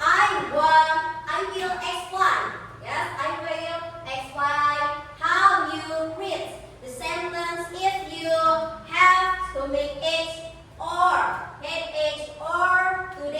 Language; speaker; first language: English; non-native, learner; Indonesian